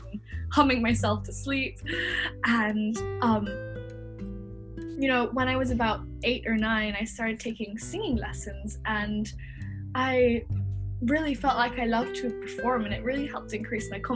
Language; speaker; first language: English; native; English